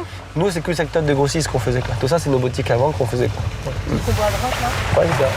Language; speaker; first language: French; non-native, fluent; Chinese